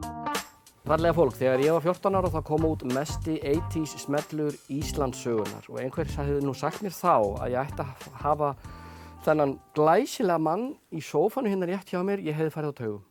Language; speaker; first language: Icelandic; native; Icelandic